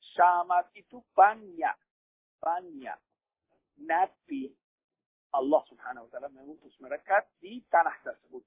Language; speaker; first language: Indonesian; non-native, fluent; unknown